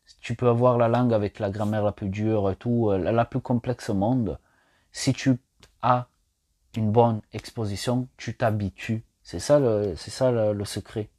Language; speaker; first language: French; non-native, fluent; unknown